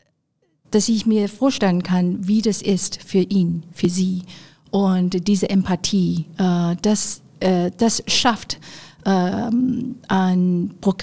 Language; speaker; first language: German; non-native, fluent; Chinese